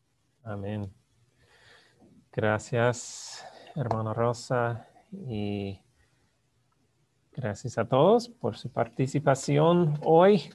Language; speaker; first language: Spanish; non-native, fluent; English